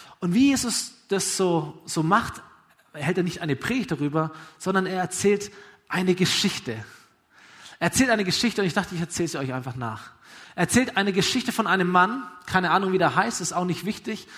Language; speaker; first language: German; native; German